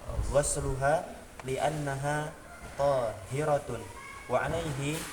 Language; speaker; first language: Arabic; non-native, local second language; Indonesian